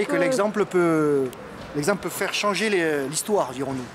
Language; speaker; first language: French; native; French